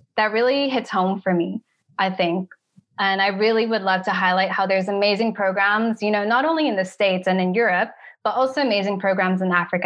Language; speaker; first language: English; native; English